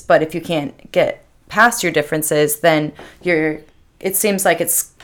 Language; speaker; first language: English; native; English